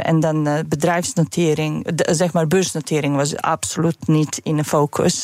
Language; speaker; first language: Dutch; non-native, fluent; Serbian